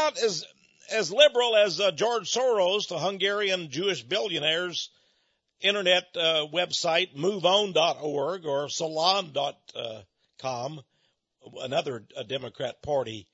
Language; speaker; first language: English; native; English